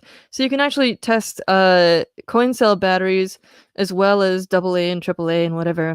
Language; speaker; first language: English; native; English